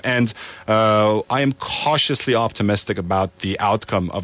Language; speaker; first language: English; non-native, fluent; Persian